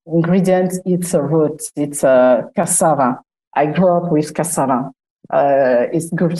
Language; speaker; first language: English; non-native, learner; Lingala